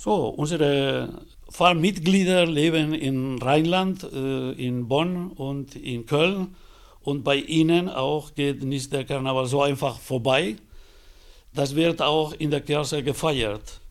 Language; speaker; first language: German; non-native, fluent; Spanish